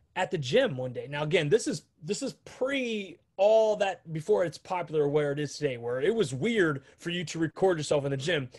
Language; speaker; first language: English; native; English